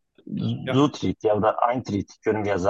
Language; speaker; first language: German; non-native, learner; Turkish